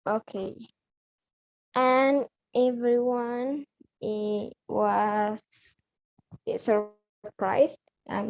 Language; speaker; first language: English; non-native, learner; Spanish